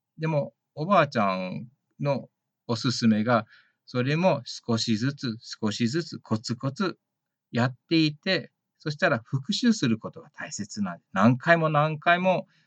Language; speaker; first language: Japanese; early bilingual, heritage; Japanese